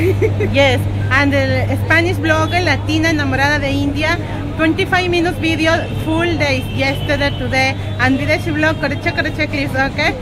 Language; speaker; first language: English; non-native, learner; Spanish